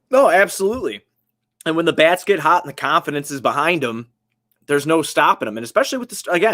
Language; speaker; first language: English; native; English